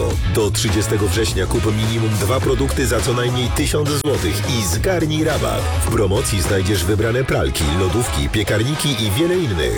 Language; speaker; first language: Polish; native; Polish